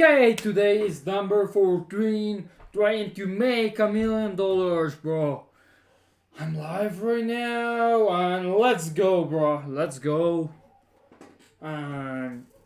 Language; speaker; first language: English; non-native, fluent; Spanish